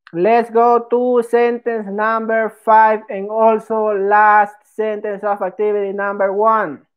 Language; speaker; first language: English; non-native, fluent; Spanish